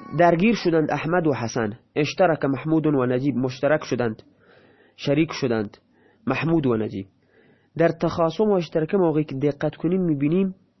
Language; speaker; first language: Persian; non-native, local second language; Baluchi